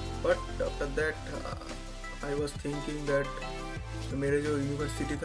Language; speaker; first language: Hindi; non-native, local second language; Bangla